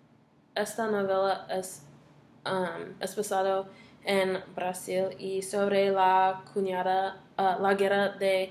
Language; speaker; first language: Spanish; non-native, learner; English